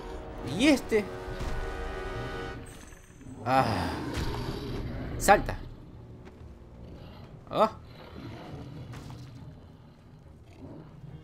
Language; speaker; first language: Spanish; native; Spanish